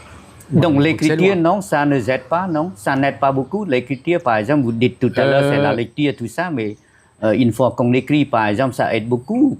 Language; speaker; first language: French; non-native, fluent; Khmer